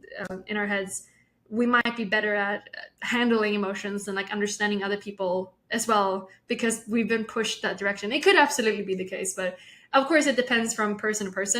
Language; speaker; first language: English; non-native, fluent; Swedish